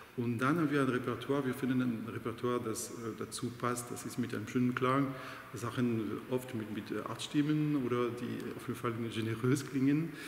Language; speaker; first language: German; non-native, fluent; French